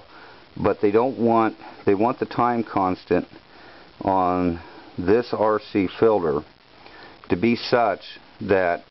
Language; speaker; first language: English; native; English